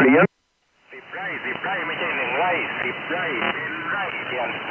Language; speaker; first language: Thai; native; Thai